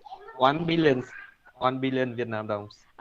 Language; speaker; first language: English; non-native, learner; Vietnamese